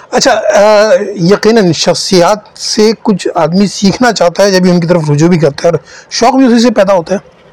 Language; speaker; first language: Urdu; native; Urdu